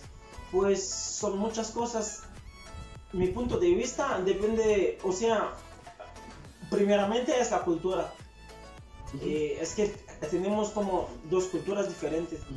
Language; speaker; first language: Spanish; non-native, fluent; Haitian Creole